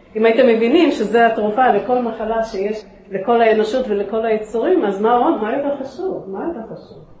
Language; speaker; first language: Hebrew; native; Hebrew